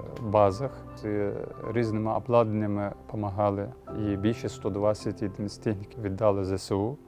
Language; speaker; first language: Ukrainian; non-native, learner; Turkish